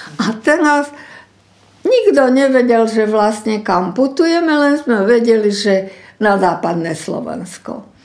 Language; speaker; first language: Slovak; native; Slovak